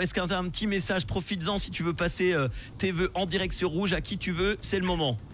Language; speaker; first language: French; native; French